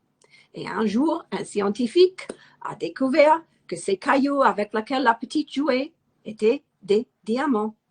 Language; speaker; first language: French; non-native, fluent; English